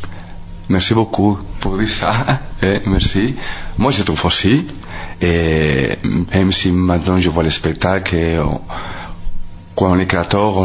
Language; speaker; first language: French; non-native, fluent; Spanish